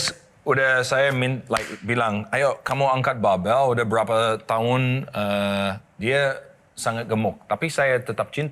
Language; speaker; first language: Indonesian; non-native, learner; English